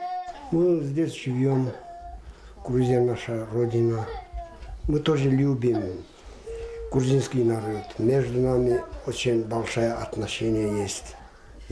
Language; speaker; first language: Russian; non-native, local second language; Azerbaijani